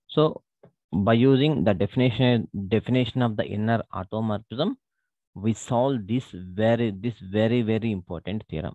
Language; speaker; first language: English; non-native, local second language; Telugu